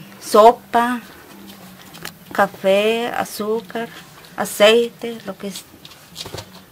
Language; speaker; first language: Spanish; non-native, local second language; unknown